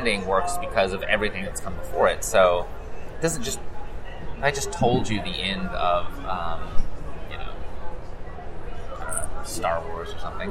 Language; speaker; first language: English; native; English